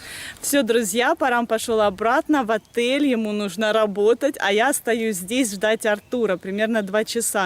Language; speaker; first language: Russian; native; Russian